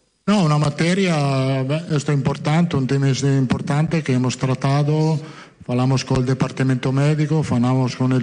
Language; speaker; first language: Portuguese; non-native, fluent; Italian